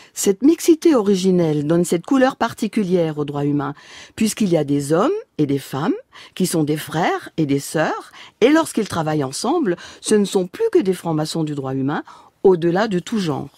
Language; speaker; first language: French; native; French